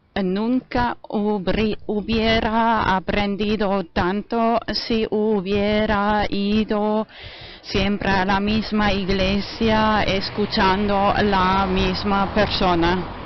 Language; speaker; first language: Spanish; non-native, fluent; German